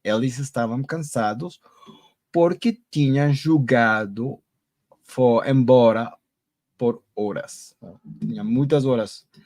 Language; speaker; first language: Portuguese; non-native, learner; Spanish